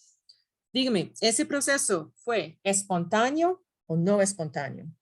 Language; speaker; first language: Spanish; non-native, fluent; English